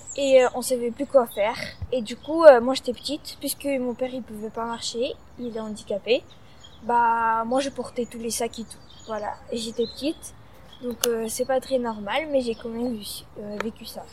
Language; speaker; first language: French; early bilingual, other home language; Russian